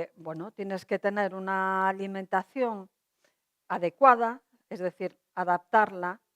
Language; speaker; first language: Spanish; non-native, local second language; Galician